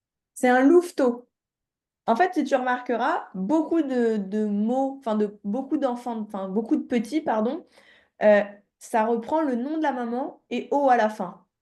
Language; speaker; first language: French; native; French